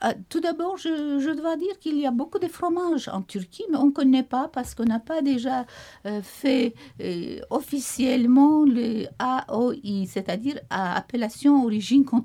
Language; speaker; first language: French; non-native, fluent; Turkish